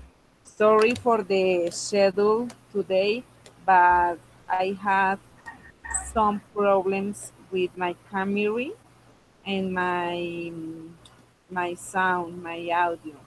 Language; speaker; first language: English; non-native, local second language; Spanish